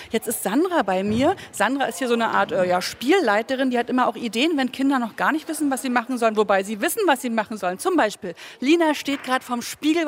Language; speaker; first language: German; native; German